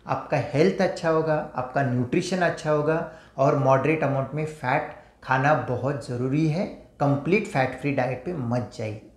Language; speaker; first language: Hindi; non-native, local second language; Marathi